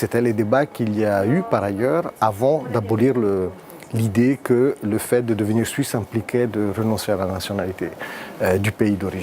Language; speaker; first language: French; native; French